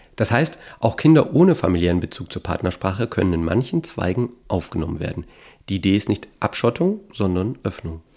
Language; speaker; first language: German; native; German